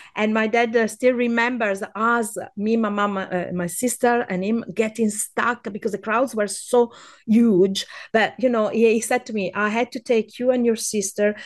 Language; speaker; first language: English; non-native, fluent; Italian